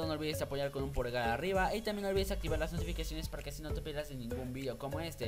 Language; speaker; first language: Spanish; native; Spanish